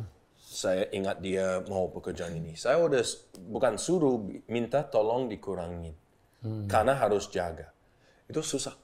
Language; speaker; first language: Indonesian; non-native, learner; English